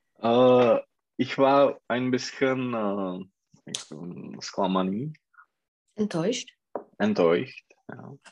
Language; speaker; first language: German; non-native, learner; Czech